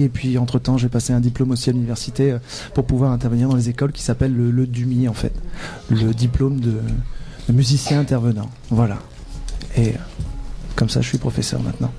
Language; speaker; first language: French; native; French